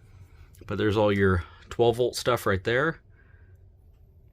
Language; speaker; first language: English; native; English